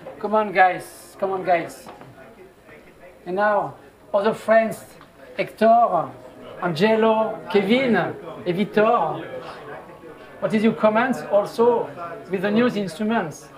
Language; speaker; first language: English; non-native, fluent; French